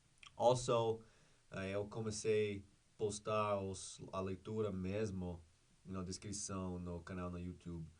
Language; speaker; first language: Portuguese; non-native, fluent; English